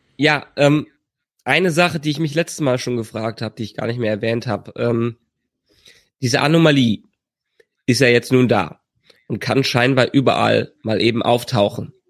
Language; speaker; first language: German; native; German